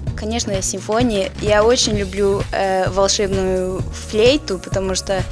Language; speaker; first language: Russian; early bilingual, heritage; Russian